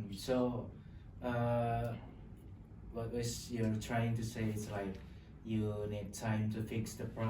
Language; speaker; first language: English; non-native, local second language; Indonesian